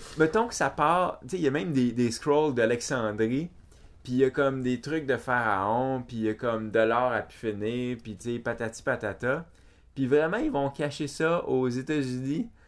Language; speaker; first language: French; native; French